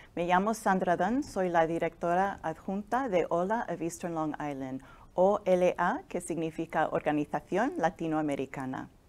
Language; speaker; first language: Spanish; non-native, fluent; English